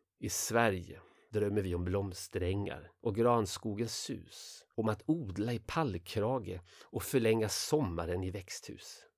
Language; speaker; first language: Swedish; native; Swedish